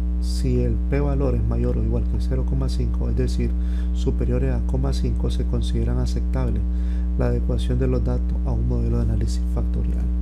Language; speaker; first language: Spanish; native; Spanish